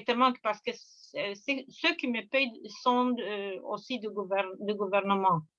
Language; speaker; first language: French; non-native, fluent; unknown